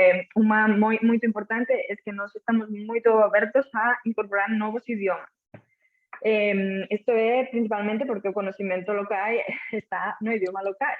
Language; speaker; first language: Portuguese; non-native, fluent; Catalan